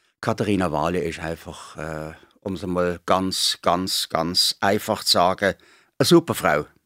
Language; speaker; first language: German; native; German